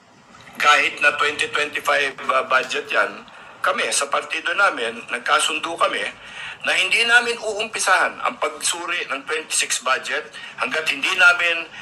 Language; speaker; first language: Filipino; native; Filipino